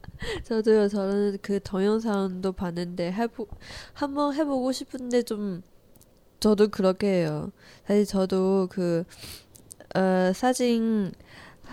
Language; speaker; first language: Korean; non-native, learner; Chinese